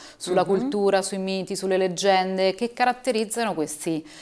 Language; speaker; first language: Italian; native; Italian